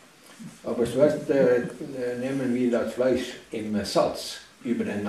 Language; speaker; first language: German; non-native, learner; Northern Sami